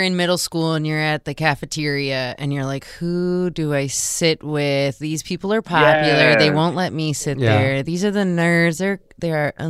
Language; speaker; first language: English; native; English